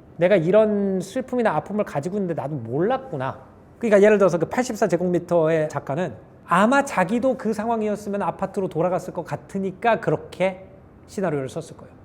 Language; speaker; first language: Korean; native; Korean